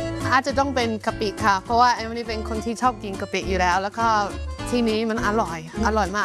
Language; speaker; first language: Thai; non-native, fluent; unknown